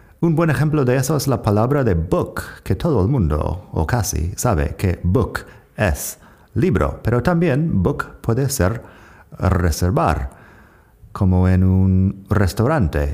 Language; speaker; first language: Spanish; non-native, fluent; English